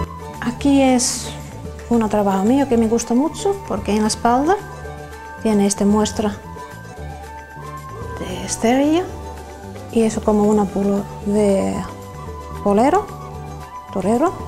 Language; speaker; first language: Spanish; non-native, learner; Finnish